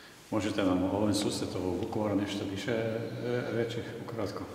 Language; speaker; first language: Serbian; non-native, fluent; Slovenian